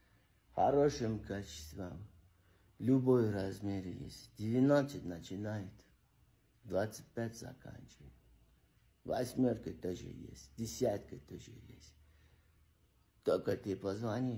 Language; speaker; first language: Russian; non-native, learner; Turkmen